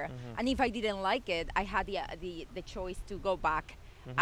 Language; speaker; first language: English; non-native, fluent; Spanish